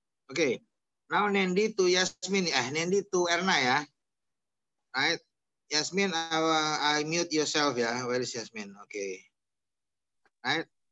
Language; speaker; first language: English; non-native, fluent; Indonesian